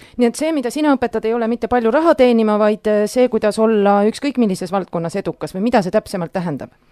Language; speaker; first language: Estonian; native; Estonian